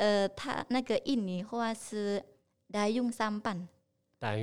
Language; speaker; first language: Chinese; non-native, learner; Indonesian